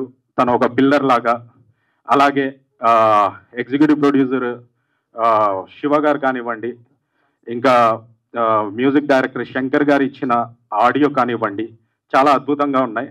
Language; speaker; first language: Telugu; native; Telugu